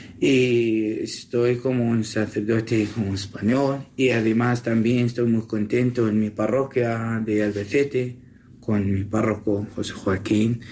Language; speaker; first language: Spanish; non-native, learner; Assyrian Neo-Aramaic